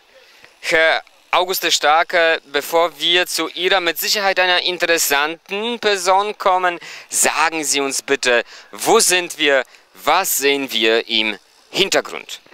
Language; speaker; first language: German; non-native, fluent; Polish